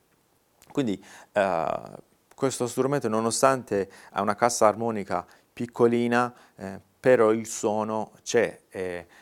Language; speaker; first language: Italian; non-native, fluent; Persian